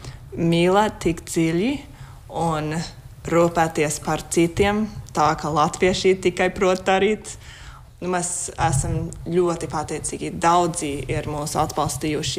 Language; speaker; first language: Latvian; non-native, fluent; English